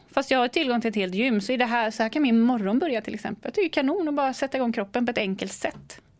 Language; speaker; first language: Swedish; native; Swedish